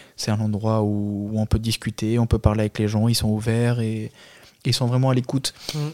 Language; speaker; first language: French; non-native, fluent; Albanian